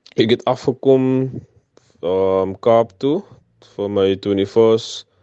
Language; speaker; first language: Afrikaans; native; Afrikaans